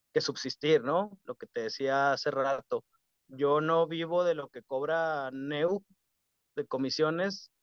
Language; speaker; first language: Spanish; native; Spanish